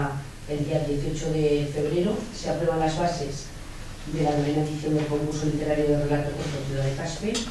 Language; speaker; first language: Spanish; native; Spanish